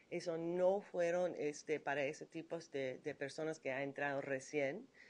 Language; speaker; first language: Spanish; non-native, fluent; English